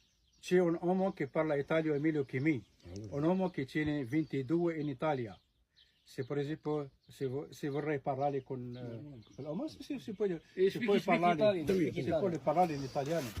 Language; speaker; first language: Italian; non-native, learner; Arabic